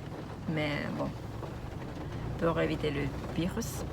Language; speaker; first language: French; non-native, learner; Japanese